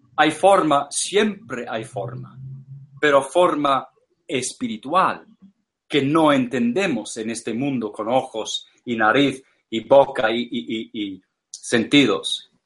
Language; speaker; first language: Spanish; non-native, fluent; English